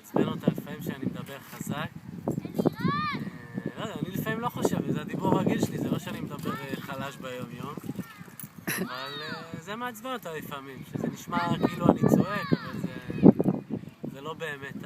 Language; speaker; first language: Hebrew; native; Hebrew